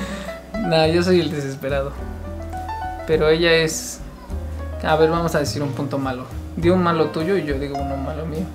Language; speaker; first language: Spanish; native; Spanish